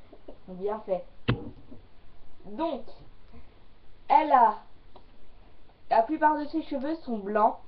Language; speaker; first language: French; native; French